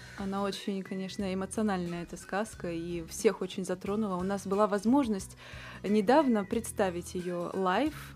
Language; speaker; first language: Russian; early bilingual, heritage; Russian